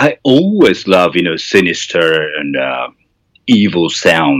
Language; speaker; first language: English; non-native, fluent; Japanese